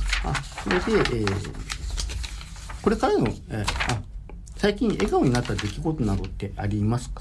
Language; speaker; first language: Japanese; native; Japanese